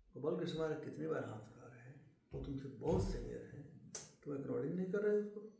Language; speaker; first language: Hindi; native; Hindi